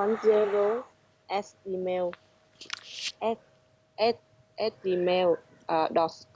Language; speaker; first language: English; non-native, learner; Vietnamese